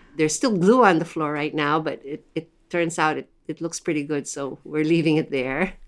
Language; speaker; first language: English; non-native, local second language; Filipino